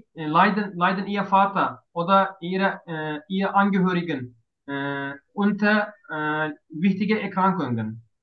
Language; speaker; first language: German; non-native, learner; Turkish